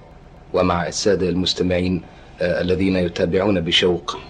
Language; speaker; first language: Arabic; native; Arabic